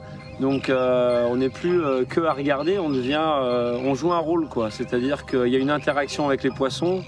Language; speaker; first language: French; native; French